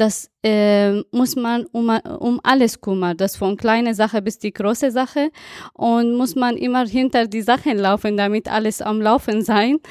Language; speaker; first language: German; non-native, fluent; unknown